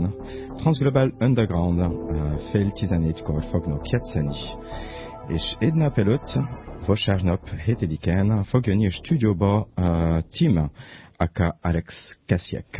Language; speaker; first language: Hungarian; non-native, learner; French